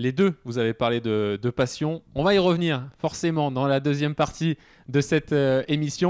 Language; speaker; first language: French; native; French